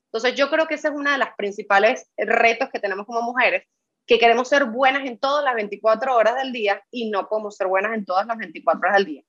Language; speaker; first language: Spanish; native; Spanish